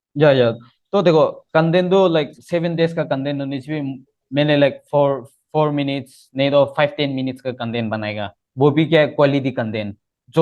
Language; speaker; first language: Hindi; non-native, local second language; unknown